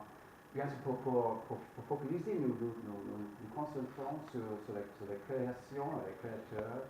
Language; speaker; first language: French; non-native, fluent; English